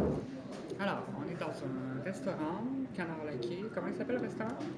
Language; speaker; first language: French; native; French